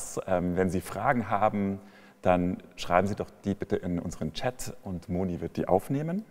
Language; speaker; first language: German; native; German